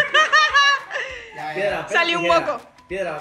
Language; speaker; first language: Spanish; native; Spanish